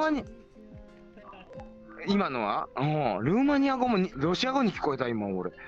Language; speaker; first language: Japanese; native; Japanese